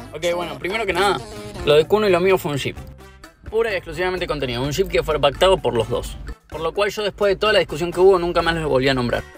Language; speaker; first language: Spanish; native; Spanish